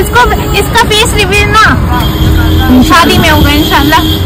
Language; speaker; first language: Hindi; native; Hindi